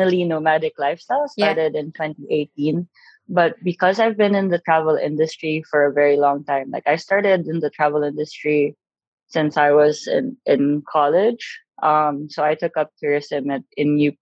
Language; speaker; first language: English; non-native, local second language; Filipino